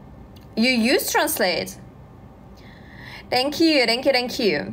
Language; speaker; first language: English; non-native, learner; Russian